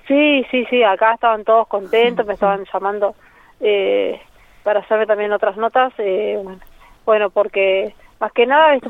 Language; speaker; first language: Spanish; native; Spanish